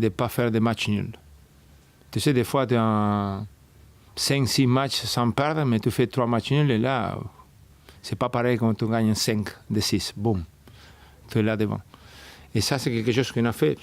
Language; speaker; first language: French; non-native, fluent; Spanish